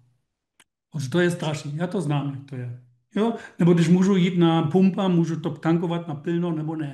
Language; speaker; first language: Czech; non-native, learner; German